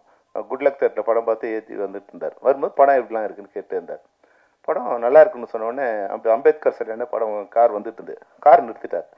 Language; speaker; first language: Tamil; native; Tamil